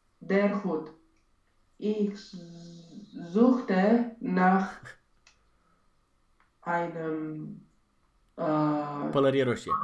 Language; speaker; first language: German; non-native, learner; Romanian